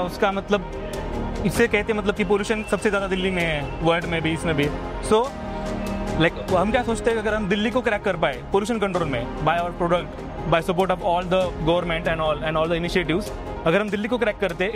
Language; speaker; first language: English; non-native, local second language; Marathi